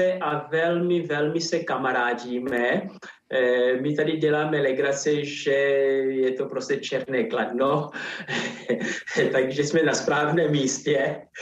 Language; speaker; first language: Czech; non-native, fluent; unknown